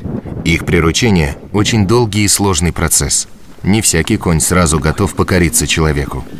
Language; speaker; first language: Russian; native; Russian